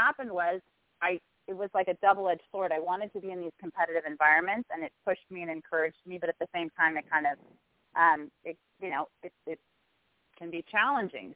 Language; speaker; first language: English; native; English